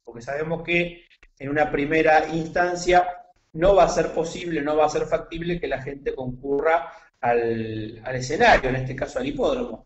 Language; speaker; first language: Spanish; native; Spanish